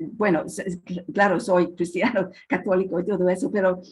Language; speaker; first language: Spanish; non-native, fluent; English